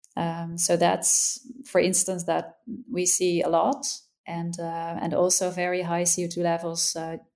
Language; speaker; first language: English; non-native, fluent; Dutch